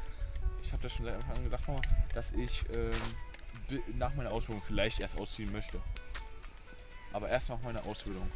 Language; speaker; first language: German; native; German